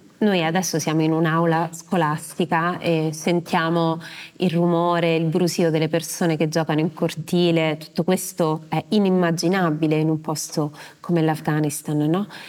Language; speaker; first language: Italian; native; Italian